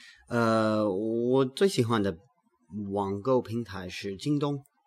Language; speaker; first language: Chinese; non-native, learner; English